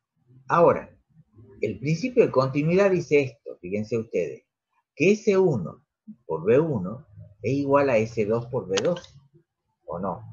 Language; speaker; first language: Spanish; native; Spanish